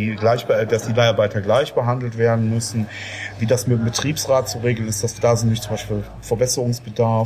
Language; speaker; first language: German; native; German